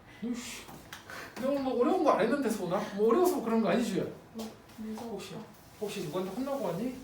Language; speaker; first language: Korean; native; Korean